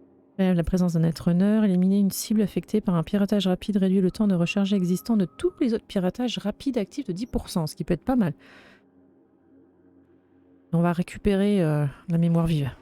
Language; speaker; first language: French; native; French